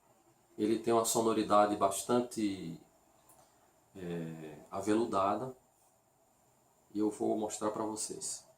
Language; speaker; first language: Portuguese; native; Portuguese